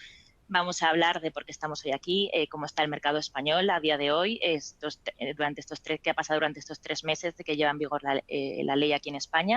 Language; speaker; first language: Spanish; native; Spanish